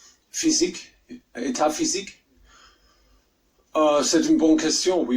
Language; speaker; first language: French; non-native, learner; German